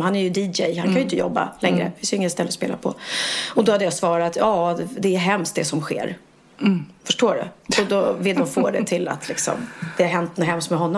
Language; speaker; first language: Swedish; native; Swedish